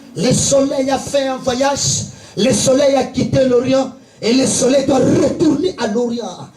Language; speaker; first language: French; non-native, local second language; Lingala